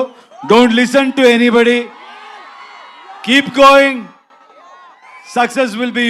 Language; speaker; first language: Telugu; non-native, local second language; Kannada